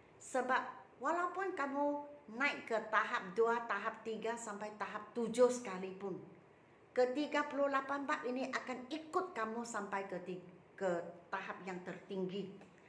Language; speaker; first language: Malay; non-native, local second language; Chinese